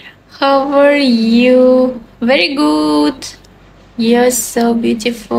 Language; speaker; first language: English; non-native, learner; Russian